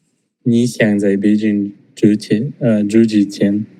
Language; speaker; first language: Chinese; non-native, learner; Kazakh